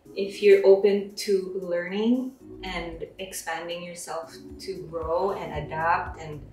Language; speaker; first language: English; non-native, local second language; Filipino